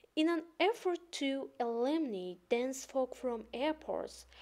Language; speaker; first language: English; non-native, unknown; Azerbaijani